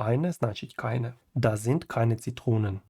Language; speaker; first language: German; non-native, fluent; Ukrainian